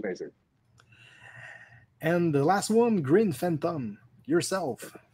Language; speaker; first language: English; non-native, local second language; French